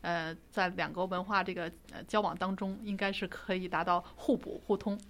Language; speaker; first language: Chinese; native; Chinese